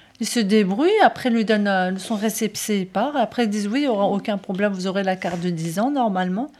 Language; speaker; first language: French; early bilingual, other home language; Turkish